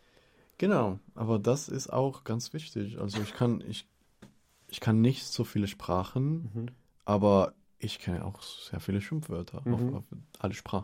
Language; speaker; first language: German; non-native, fluent; Spanish